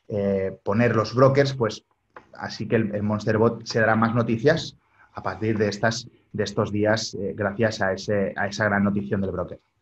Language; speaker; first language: Spanish; native; Spanish